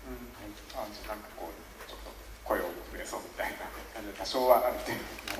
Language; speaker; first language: Japanese; native; Japanese